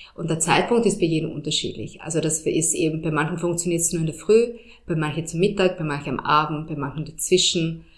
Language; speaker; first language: German; early bilingual, heritage; German